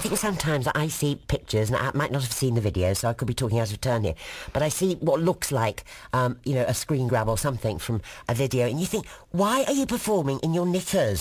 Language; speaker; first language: English; native; English